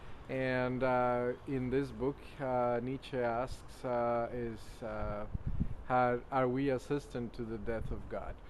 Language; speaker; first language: English; non-native, fluent; Spanish